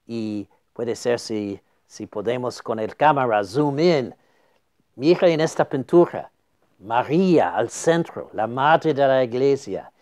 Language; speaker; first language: Spanish; non-native, fluent; English